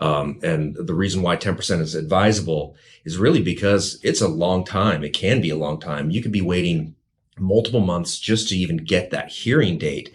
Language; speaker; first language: English; native; English